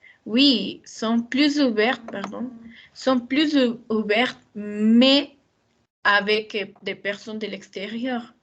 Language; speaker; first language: French; non-native, learner; Spanish